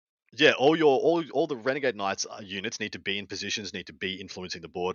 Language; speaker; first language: English; native; English